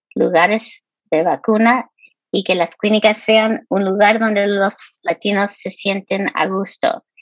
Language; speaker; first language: Spanish; early bilingual, heritage; Spanish